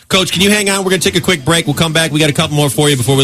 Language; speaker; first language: English; native; English